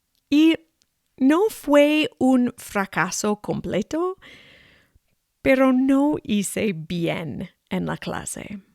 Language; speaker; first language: Spanish; non-native, fluent; English